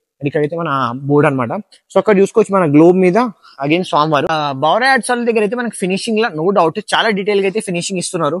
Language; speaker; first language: Telugu; non-native, local second language; Hindi